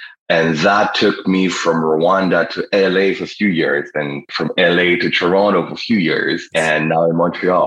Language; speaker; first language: English; non-native, local second language; Kinyarwanda